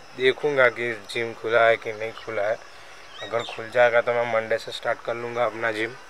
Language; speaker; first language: Hindi; non-native, local second language; Gujarati